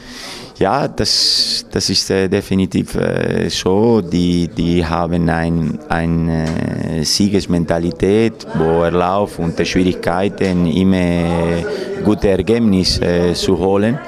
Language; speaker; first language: German; non-native, fluent; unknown